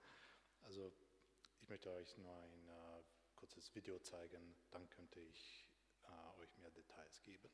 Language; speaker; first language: German; non-native, fluent; Romanian